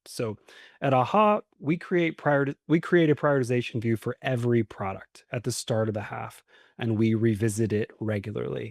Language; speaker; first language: English; native; English